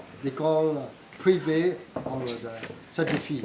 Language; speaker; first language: French; non-native, learner; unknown